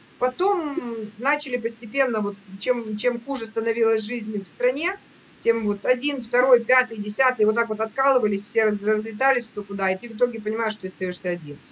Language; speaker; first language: Russian; native; Russian